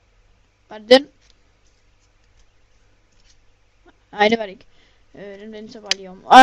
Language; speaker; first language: Danish; native; Danish